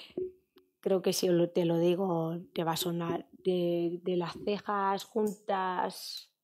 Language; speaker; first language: Spanish; native; Spanish